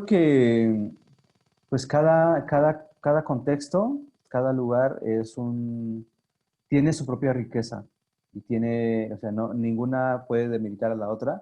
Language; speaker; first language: Spanish; non-native, local second language; Zapotec